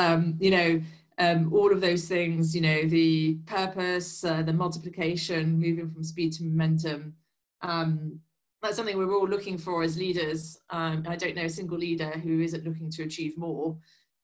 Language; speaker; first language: English; native; English